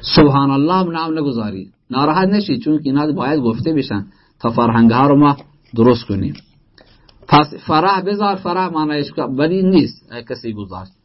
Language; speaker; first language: Persian; native; Persian